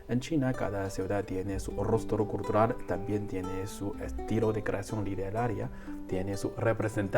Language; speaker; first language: Spanish; non-native, fluent; Chinese